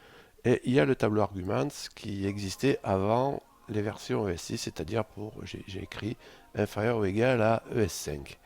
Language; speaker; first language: French; native; French